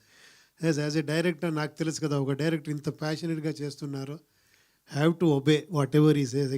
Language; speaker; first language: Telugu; non-native, fluent; Kannada